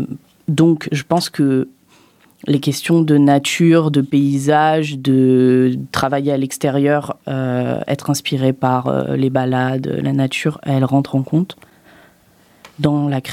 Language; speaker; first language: French; native; French